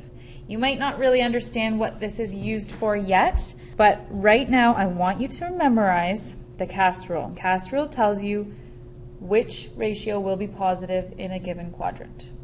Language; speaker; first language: English; native; English